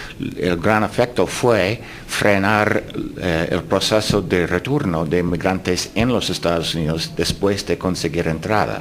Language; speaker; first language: Spanish; non-native, fluent; English